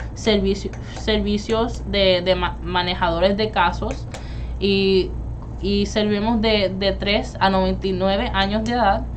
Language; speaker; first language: Spanish; early bilingual, heritage; Spanish